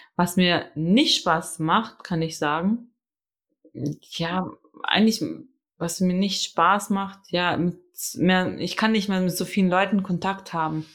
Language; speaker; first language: German; early bilingual, other home language; Albanian